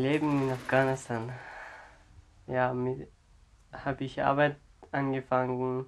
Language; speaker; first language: German; non-native, learner; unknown